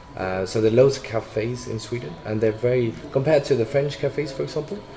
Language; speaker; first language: English; non-native, fluent; Swedish